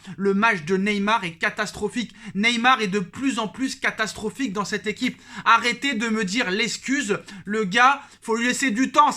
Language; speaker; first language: French; native; French